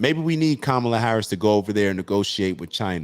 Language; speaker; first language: English; native; English